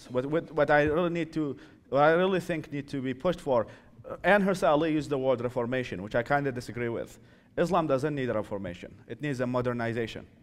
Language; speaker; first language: English; non-native, fluent; Arabic